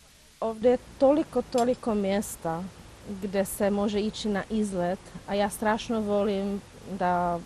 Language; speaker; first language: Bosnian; non-native, fluent; Czech